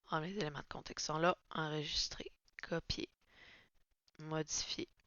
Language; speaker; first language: French; native; French